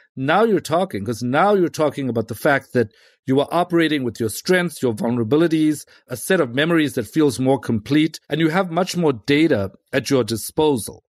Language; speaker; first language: English; native; English